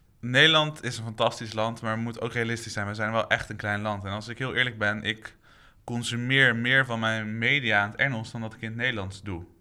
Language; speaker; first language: Dutch; native; Dutch